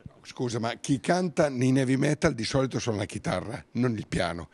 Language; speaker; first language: Italian; native; Italian